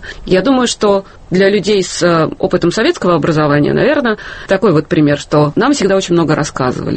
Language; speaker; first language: Russian; native; Russian